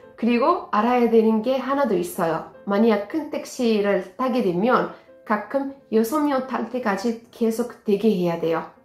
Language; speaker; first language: Korean; non-native, fluent; Arabic